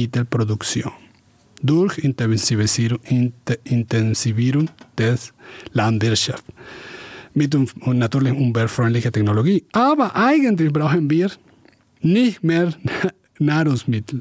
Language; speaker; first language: German; non-native, fluent; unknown